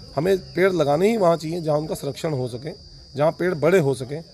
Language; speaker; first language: Hindi; native; Hindi